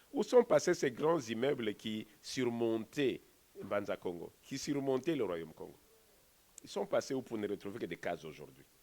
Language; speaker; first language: French; non-native, local second language; Kongo